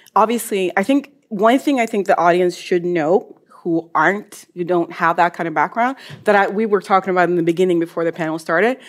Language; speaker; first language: English; non-native, fluent; Norwegian